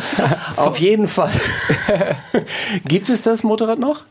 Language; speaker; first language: German; native; German